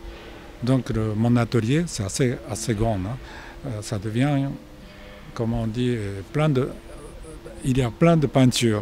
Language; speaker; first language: French; non-native, fluent; Japanese